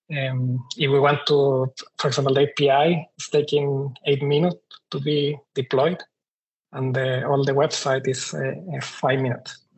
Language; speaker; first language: English; non-native, fluent; Spanish